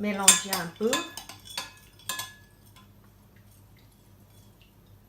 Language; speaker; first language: French; non-native, learner; Thai